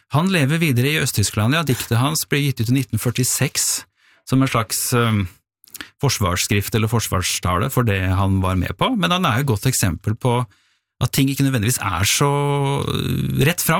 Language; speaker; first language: Norwegian; native; Norwegian